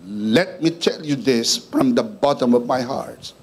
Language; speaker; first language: English; non-native, local second language; Filipino